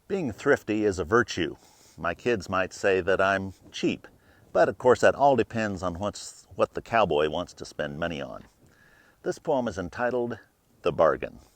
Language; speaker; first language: English; native; English